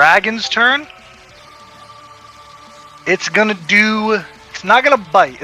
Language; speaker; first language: English; native; English